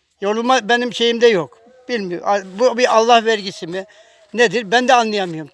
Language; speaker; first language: Turkish; native; Turkish